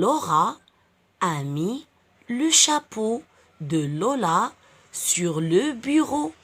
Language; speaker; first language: French; non-native, local second language; Arabic